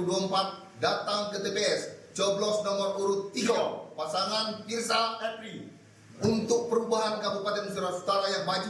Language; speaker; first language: Malay; native; Malay